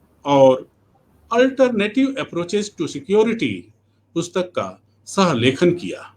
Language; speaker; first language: Hindi; native; Hindi